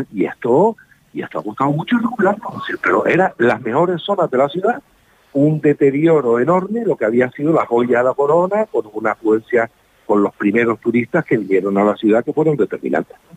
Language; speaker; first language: Spanish; native; Spanish